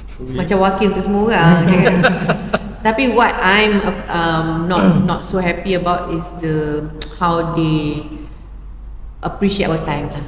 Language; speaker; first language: English; non-native, local second language; Malay